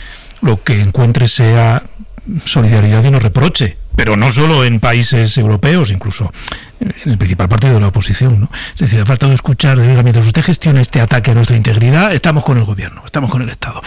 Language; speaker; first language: Spanish; native; Spanish